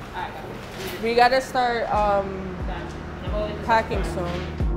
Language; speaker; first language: English; native; English